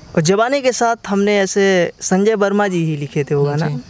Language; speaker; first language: Hindi; native; Hindi